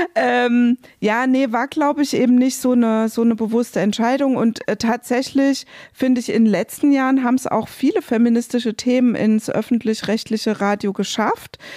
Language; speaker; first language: German; native; German